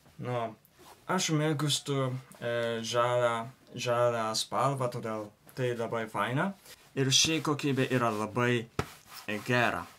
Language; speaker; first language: Lithuanian; non-native, learner; Japanese